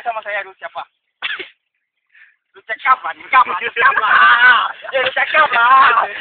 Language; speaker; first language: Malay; non-native, local second language; Tamil